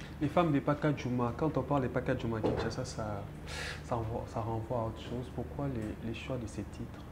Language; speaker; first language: French; non-native, local second language; Lingala